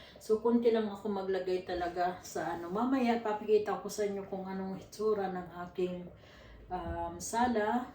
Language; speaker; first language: Filipino; non-native, local second language; Waray